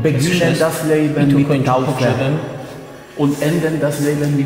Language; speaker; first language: German; non-native, fluent; Polish